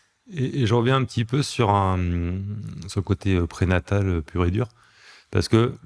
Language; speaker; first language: French; native; French